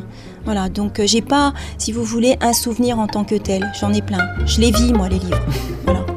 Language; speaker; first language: French; native; French